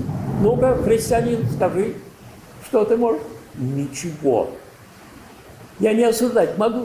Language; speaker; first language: Russian; native; Russian